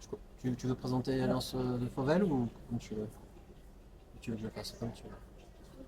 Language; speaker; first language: French; native; French